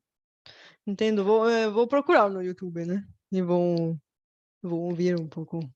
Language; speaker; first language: Portuguese; non-native, learner; Bulgarian